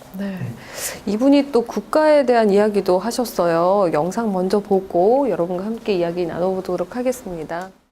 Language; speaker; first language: Korean; native; Korean